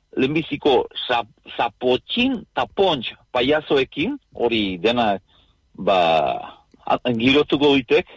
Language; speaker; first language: Basque; native; Basque